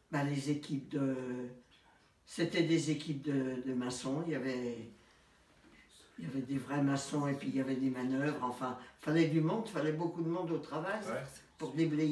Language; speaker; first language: French; native; French